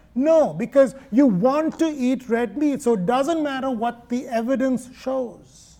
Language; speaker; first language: English; non-native, local second language; Malayalam